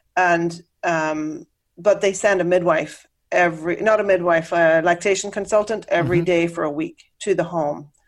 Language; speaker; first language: English; native; English